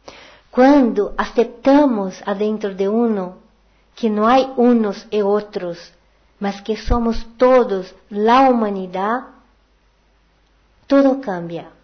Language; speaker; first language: Portuguese; non-native, learner; Spanish